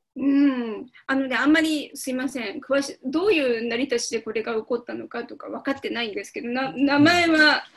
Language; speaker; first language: Japanese; native; Japanese